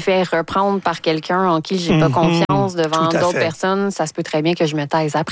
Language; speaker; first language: French; native; French